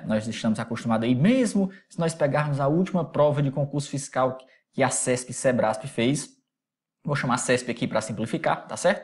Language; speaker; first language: Portuguese; native; Portuguese